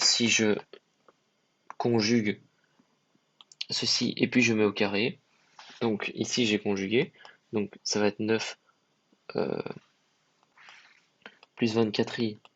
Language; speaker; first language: French; native; French